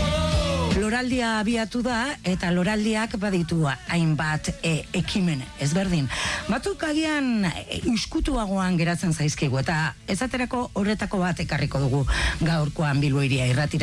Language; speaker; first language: Basque; native; Basque